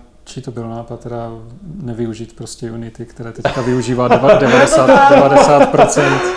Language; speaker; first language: Czech; native; Czech